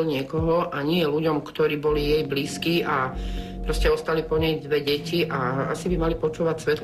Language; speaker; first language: Slovak; native; Slovak